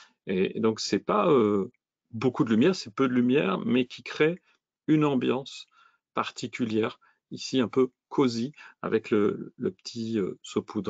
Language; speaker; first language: French; native; French